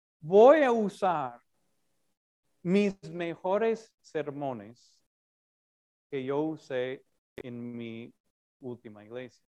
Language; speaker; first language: Spanish; non-native, fluent; English